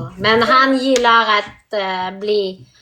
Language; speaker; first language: Swedish; non-native, learner; French